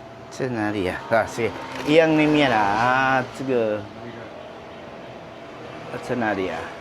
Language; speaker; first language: Chinese; non-native, learner; Filipino